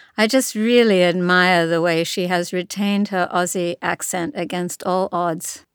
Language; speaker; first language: English; native; English